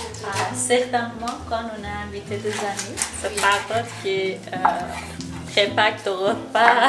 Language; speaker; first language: French; non-native, learner; Persian